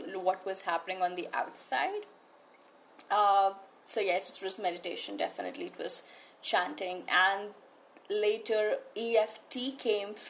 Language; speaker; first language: English; non-native, local second language; Hindi